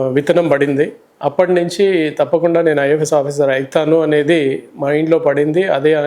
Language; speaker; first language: Telugu; native; Telugu